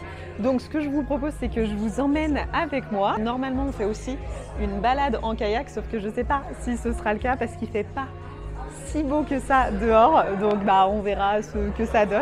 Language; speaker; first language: French; native; French